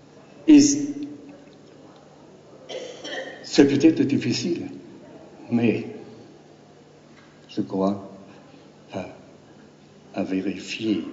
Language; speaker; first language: French; non-native, learner; German